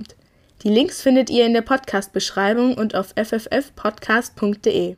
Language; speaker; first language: German; native; German